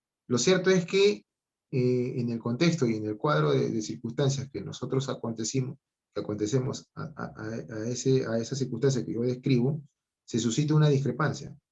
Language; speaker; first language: Spanish; native; Spanish